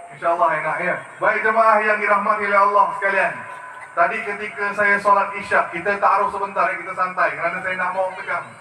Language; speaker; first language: Malay; early bilingual, other home language; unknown